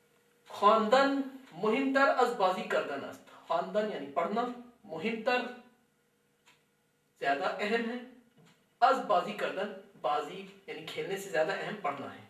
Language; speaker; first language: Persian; non-native, fluent; Urdu